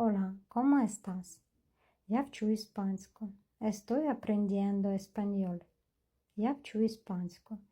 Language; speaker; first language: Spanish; non-native, learner; Ukrainian